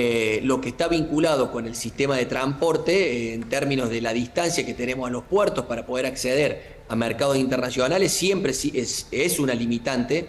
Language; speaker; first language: Spanish; native; Spanish